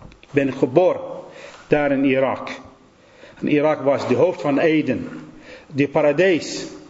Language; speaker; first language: Dutch; non-native, fluent; Assyrian Neo-Aramaic